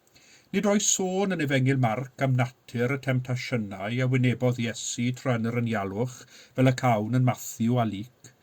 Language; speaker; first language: Welsh; native; Welsh